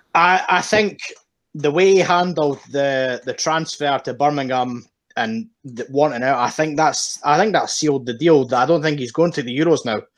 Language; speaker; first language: English; native; English